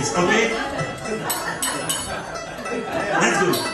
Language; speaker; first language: English; non-native, learner; French